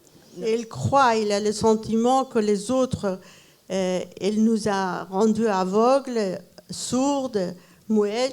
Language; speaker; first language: French; non-native, fluent; Persian